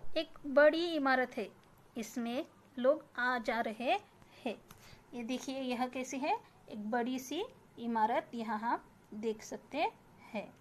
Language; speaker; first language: Hindi; non-native, local second language; Marathi